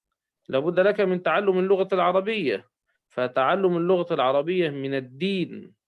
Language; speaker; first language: Arabic; native; Arabic